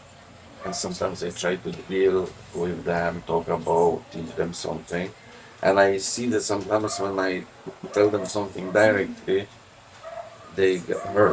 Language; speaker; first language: English; non-native, learner; Polish